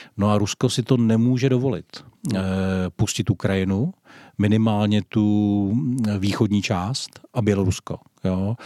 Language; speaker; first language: Czech; native; Czech